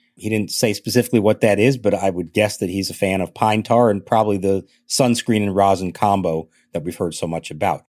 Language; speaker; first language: English; native; English